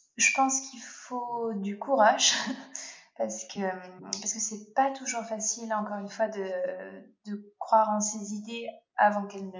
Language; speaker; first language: French; native; French